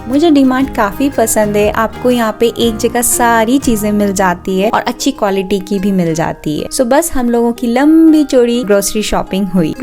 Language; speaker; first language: Hindi; native; Hindi